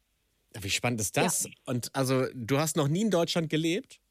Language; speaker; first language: German; native; German